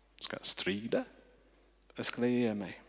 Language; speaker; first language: Swedish; non-native, fluent; English